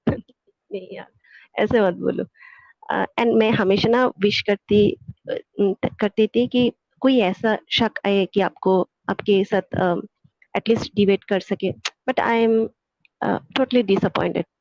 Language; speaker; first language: Hindi; non-native, fluent; Bangla